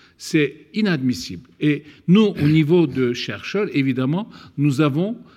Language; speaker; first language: French; non-native, fluent; Turkish